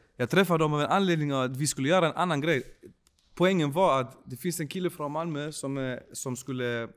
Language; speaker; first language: Swedish; early bilingual, other home language; Spanish